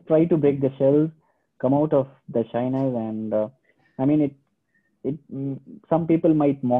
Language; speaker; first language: English; non-native, local second language; Tamil